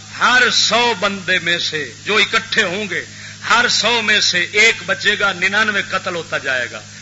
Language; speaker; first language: Urdu; non-native, local second language; Punjabi